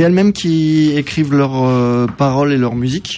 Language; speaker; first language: French; native; French